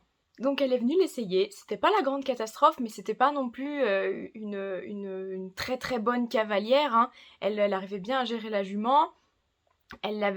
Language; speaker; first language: French; native; French